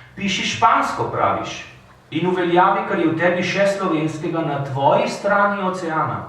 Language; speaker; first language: Slovenian; early bilingual, heritage; Slovenian